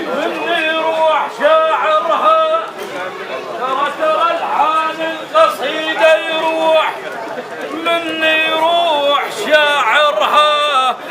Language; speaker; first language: Arabic; native; Arabic